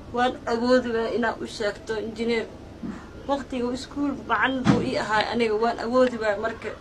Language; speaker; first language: Somali; early bilingual, heritage; Somali